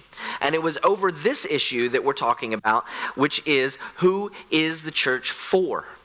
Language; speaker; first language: English; native; English